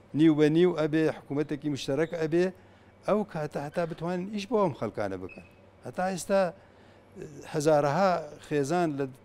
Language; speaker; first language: Central Kurdish; non-native, local second language; Kurdish